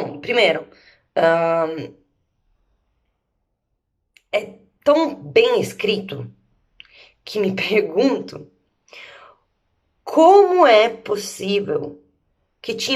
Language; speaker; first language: Portuguese; native; Portuguese